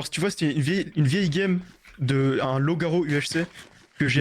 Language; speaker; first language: French; native; French